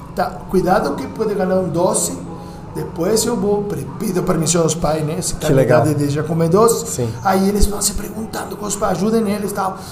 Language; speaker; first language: Portuguese; non-native, learner; Spanish